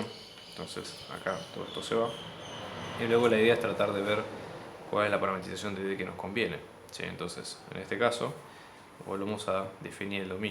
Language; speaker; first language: Spanish; native; Spanish